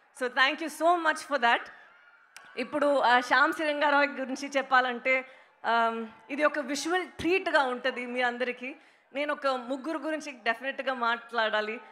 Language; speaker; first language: Telugu; non-native, local second language; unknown